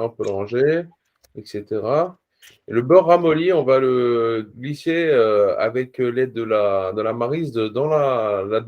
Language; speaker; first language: French; native; French